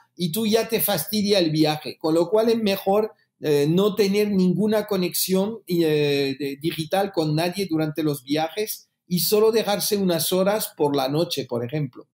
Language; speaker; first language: Spanish; early bilingual, heritage; French